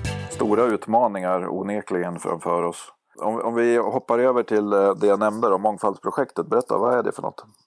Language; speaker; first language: Swedish; native; Swedish